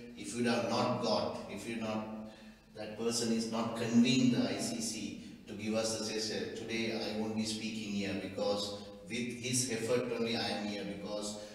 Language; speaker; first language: English; non-native, local second language; Sinhala